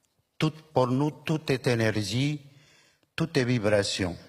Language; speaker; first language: French; non-native, fluent; Spanish